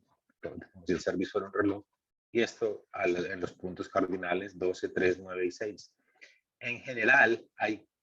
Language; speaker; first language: Spanish; native; Spanish